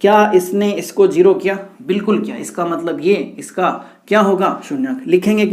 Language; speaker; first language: Hindi; native; Hindi